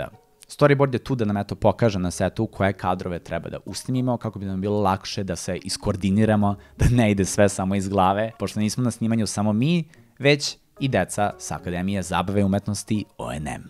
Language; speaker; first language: Serbian; native; Serbian